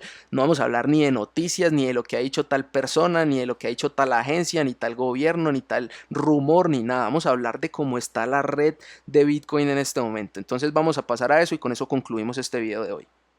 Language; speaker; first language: Spanish; native; Spanish